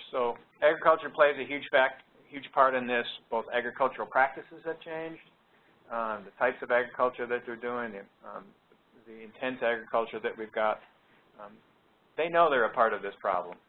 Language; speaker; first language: English; native; English